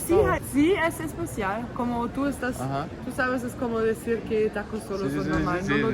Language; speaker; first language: Spanish; non-native, fluent; German